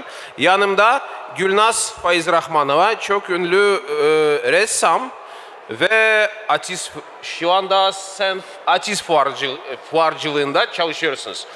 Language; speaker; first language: Turkish; non-native, fluent; Russian